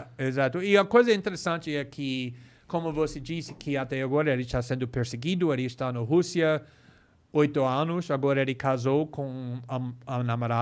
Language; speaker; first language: Portuguese; non-native, fluent; English